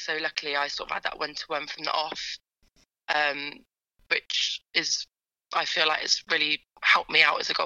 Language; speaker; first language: English; native; English